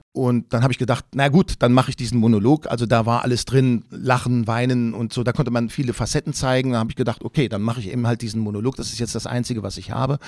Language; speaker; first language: German; native; German